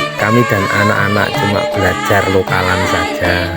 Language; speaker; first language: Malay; non-native, local second language; Javanese